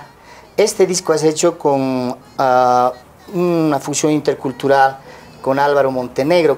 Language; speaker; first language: Spanish; native; Spanish